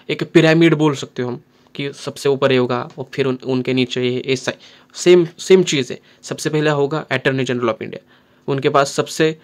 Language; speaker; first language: Hindi; non-native, local second language; Marathi